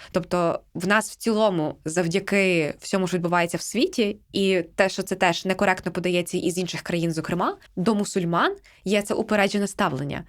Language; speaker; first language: Ukrainian; native; Ukrainian